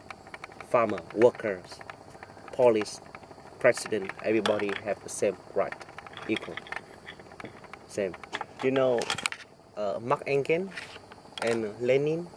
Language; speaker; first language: English; non-native, learner; Vietnamese